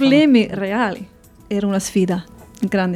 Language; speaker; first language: Italian; non-native, fluent; English